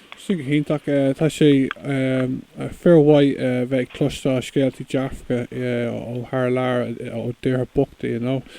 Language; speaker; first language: Irish; non-native, local second language; English